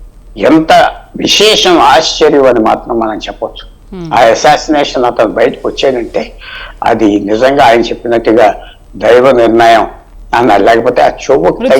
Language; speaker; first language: Telugu; native; Telugu